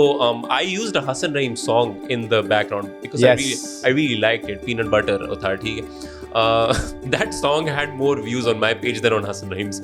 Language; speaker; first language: English; non-native, local second language; Urdu